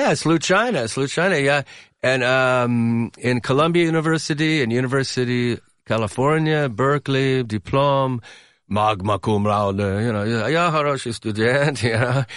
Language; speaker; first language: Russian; non-native, learner; English